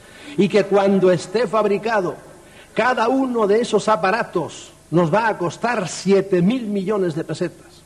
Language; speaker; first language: Spanish; native; Spanish